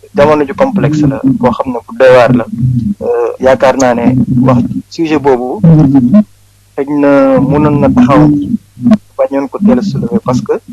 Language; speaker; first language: Wolof; native; Wolof